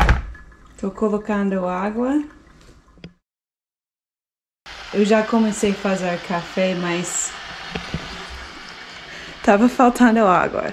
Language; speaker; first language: Portuguese; non-native, fluent; English